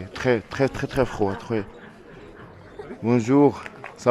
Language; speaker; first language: French; non-native, learner; Arabic